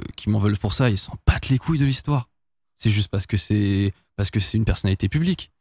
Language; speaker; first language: French; native; French